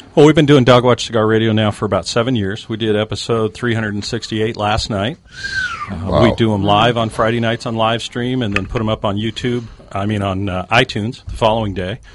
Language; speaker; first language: English; native; English